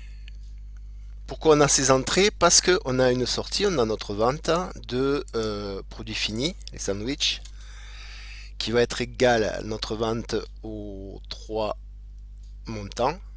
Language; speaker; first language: French; native; French